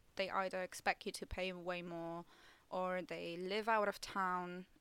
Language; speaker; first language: English; non-native, fluent; Polish